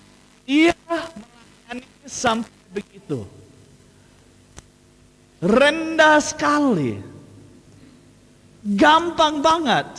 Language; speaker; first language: Indonesian; non-native, fluent; English